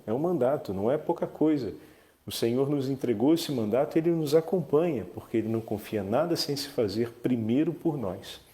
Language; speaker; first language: Portuguese; native; Portuguese